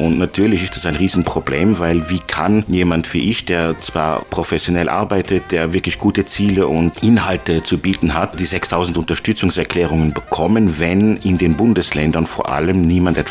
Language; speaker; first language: German; non-native, fluent; Luxembourgish